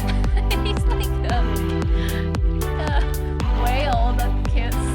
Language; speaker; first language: English; native; English